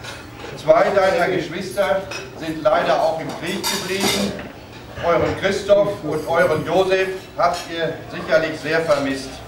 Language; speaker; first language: German; native; German